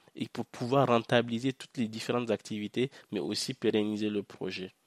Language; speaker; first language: French; non-native, local second language; Hausa